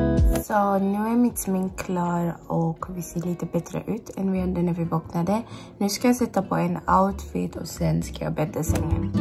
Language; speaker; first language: Swedish; non-native, fluent; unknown